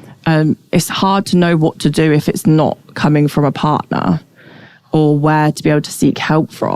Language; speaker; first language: English; native; English